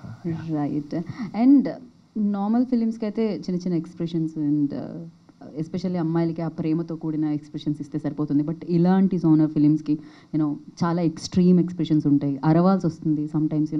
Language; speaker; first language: Telugu; native; Telugu